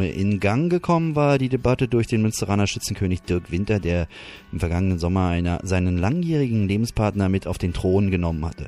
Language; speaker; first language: German; native; German